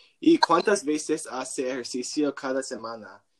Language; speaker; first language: Spanish; non-native, learner; English